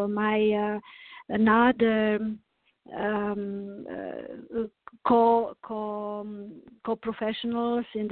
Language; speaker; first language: English; non-native, learner; Serbian